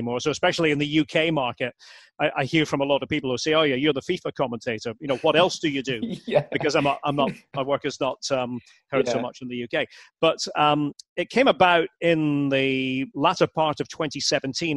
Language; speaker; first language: English; native; English